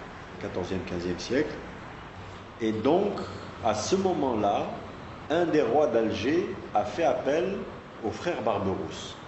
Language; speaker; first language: French; non-native, local second language; Arabic